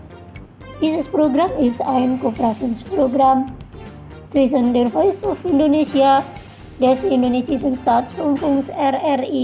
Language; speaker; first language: German; non-native, fluent; Indonesian